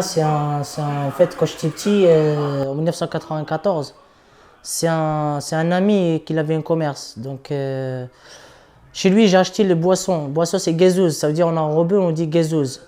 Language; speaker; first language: French; non-native, local second language; Arabic